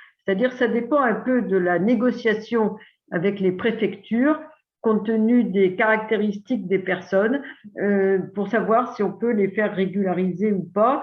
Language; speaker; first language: French; native; French